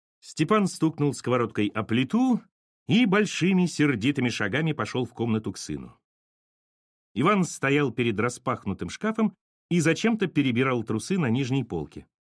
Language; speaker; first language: Russian; native; Russian